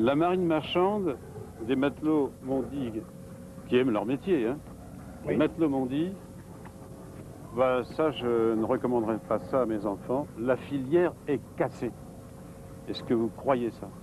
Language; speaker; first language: French; native; French